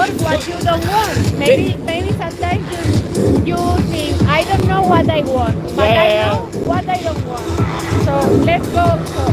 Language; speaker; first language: English; non-native, fluent; Spanish